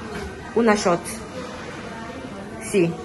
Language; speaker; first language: Spanish; non-native, learner; French